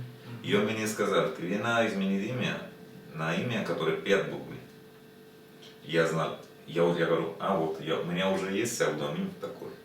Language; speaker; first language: Russian; non-native, learner; Spanish